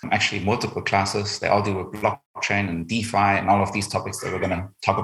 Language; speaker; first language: English; non-native, fluent; German